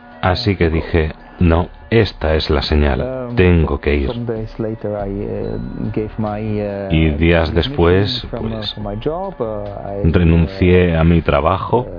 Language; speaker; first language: Spanish; non-native, fluent; German